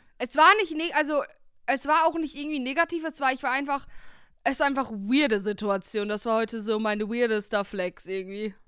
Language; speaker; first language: German; native; German